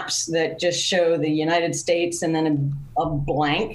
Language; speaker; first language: English; native; English